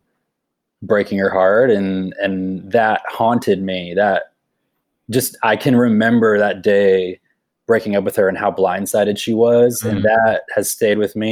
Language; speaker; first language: English; native; English